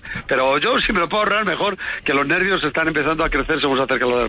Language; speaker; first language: Spanish; native; Spanish